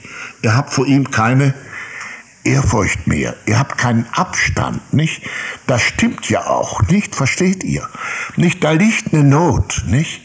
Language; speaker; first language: German; native; German